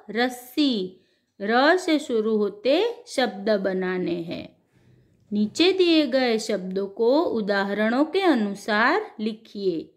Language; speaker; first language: Hindi; non-native, local second language; Gujarati